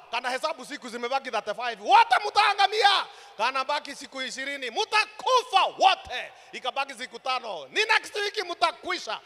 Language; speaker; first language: Swahili; non-native, local second language; Kikuyu